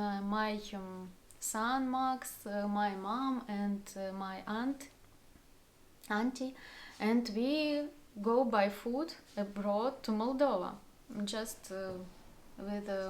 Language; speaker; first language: English; non-native, learner; Russian